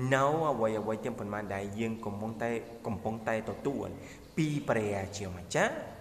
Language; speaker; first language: Khmer; non-native, fluent; Spanish